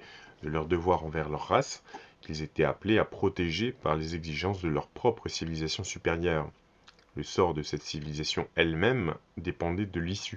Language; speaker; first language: French; native; French